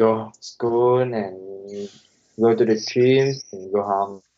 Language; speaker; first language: English; non-native, learner; Vietnamese